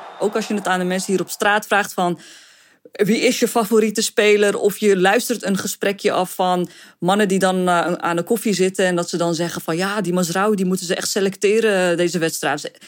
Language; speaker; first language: Dutch; early bilingual, other home language; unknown